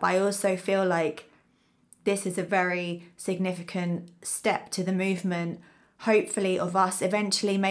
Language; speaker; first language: English; native; English